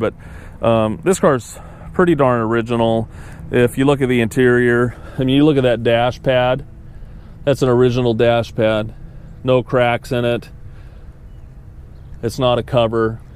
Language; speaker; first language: English; native; English